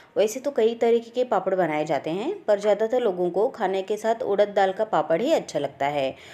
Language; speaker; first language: Hindi; native; Hindi